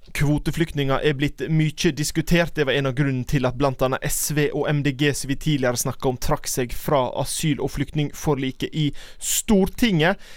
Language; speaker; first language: Norwegian; native; Norwegian